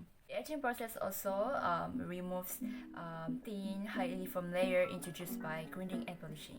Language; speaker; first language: English; non-native, local second language; Malay